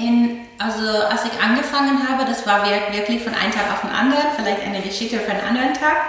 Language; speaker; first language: German; non-native, fluent; English